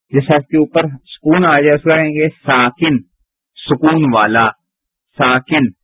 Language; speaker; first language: Urdu; native; Urdu